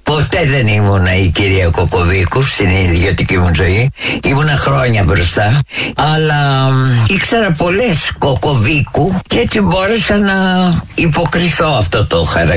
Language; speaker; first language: Greek; native; Greek